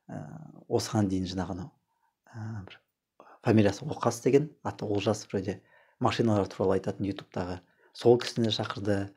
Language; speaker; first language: Kazakh; native; Kazakh